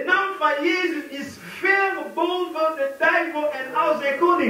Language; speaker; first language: Dutch; non-native, fluent; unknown